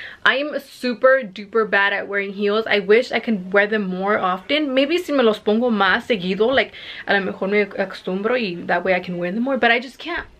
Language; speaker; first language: English; early bilingual, other home language; Spanish